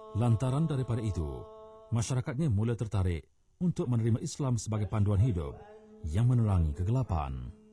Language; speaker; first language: Malay; native; Malay